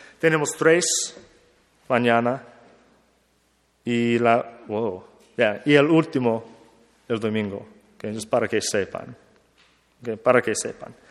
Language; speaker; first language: Spanish; non-native, learner; English